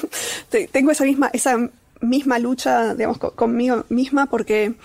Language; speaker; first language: Spanish; native; Spanish